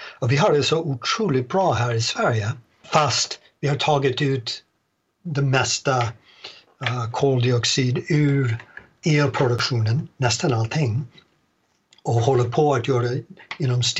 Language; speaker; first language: Swedish; non-native, fluent; English